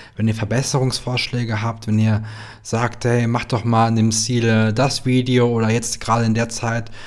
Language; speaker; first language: German; native; German